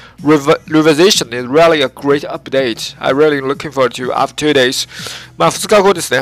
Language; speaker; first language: English; non-native, learner; Japanese